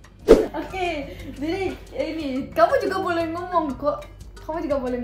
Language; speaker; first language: Indonesian; non-native, fluent; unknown